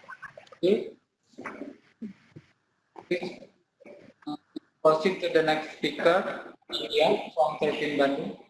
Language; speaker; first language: English; non-native, learner; Indonesian